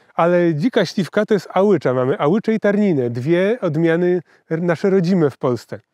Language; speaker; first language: Polish; native; Polish